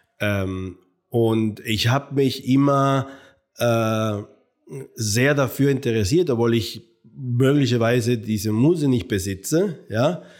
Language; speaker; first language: German; non-native, fluent; Spanish